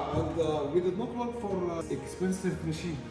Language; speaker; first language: English; non-native, learner; Arabic